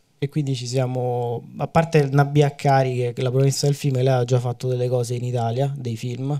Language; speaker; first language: Italian; native; Italian